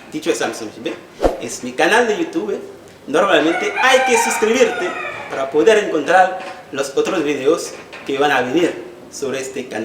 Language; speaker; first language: Spanish; non-native, fluent; Haitian Creole